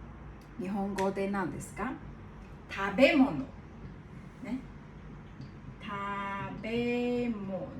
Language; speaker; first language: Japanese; non-native, fluent; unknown